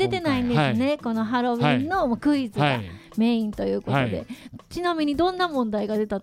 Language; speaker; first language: Japanese; native; Japanese